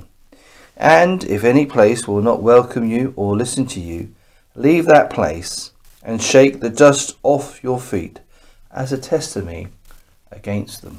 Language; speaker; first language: English; native; English